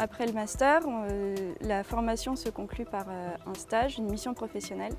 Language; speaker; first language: French; native; French